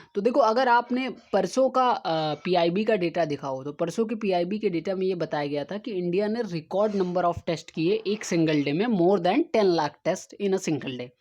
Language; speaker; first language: Hindi; native; Hindi